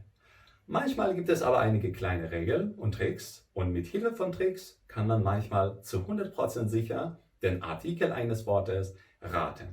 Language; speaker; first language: German; non-native, fluent; Persian